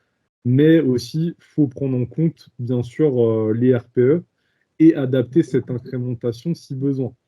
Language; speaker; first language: French; native; French